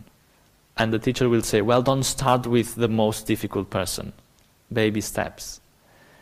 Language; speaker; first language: English; non-native, fluent; Spanish